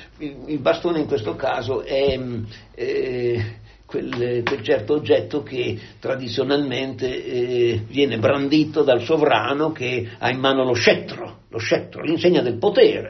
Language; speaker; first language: Italian; native; Italian